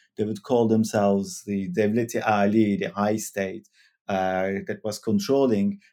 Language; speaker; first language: English; non-native, fluent; Turkish